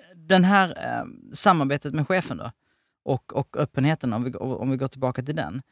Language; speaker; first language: Swedish; native; Swedish